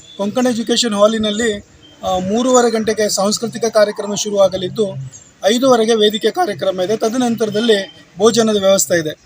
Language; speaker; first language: Kannada; non-native, local second language; Konkani